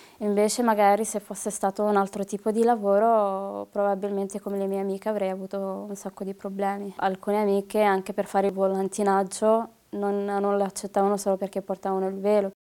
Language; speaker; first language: Italian; early bilingual, other home language; Arabic